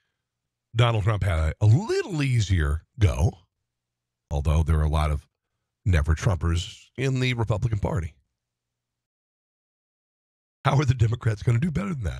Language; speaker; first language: English; native; English